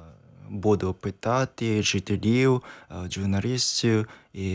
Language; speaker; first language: Ukrainian; non-native, learner; Japanese